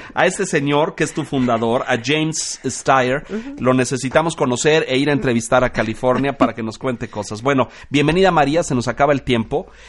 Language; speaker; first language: Spanish; native; Spanish